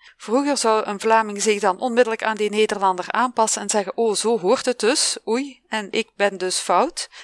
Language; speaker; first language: Dutch; native; Dutch